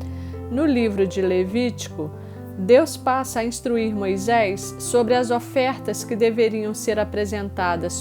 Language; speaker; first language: Portuguese; native; Portuguese